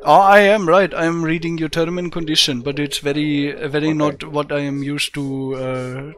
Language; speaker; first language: English; non-native, fluent; German